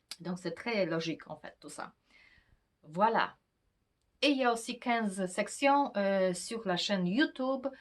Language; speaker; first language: French; non-native, fluent; Polish